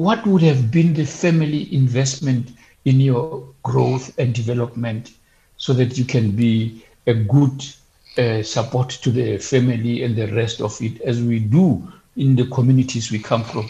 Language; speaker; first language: English; non-native, local second language; Southern Sotho